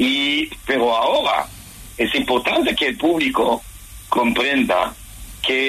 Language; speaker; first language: Spanish; non-native, fluent; Hebrew